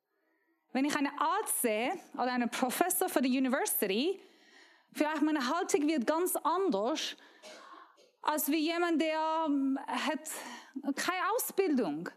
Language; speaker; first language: German; non-native, learner; Persian